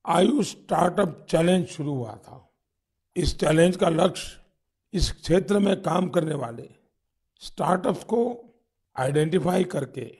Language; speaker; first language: Hindi; non-native, local second language; Gujarati